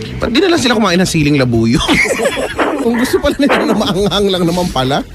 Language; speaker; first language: Filipino; native; Filipino